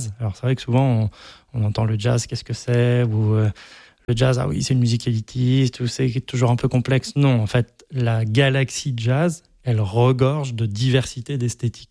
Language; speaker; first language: French; native; French